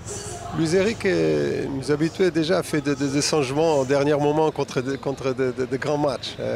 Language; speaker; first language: French; non-native, fluent; Portuguese